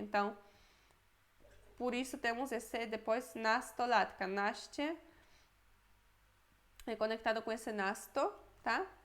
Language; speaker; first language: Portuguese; non-native, fluent; Polish